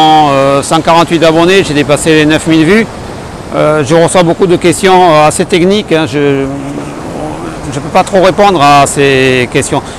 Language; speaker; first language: French; native; French